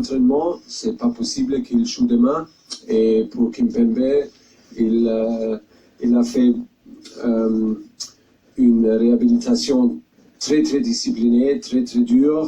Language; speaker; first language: French; non-native, fluent; German